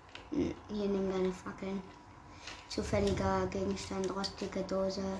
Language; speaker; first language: German; native; German